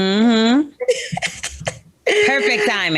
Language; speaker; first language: English; native; English